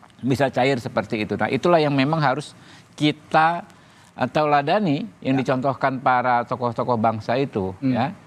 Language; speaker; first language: Indonesian; native; Indonesian